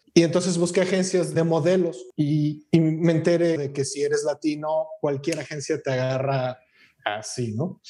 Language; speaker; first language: Spanish; native; Spanish